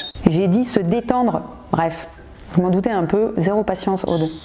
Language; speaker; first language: French; native; French